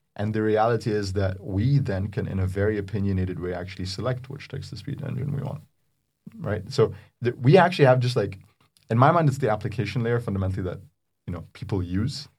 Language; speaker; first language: English; non-native, fluent; Arabic